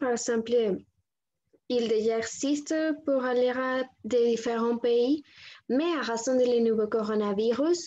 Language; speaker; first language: French; non-native, learner; Spanish